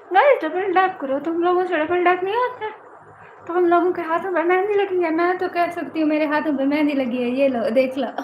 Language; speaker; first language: Urdu; non-native, local second language; Punjabi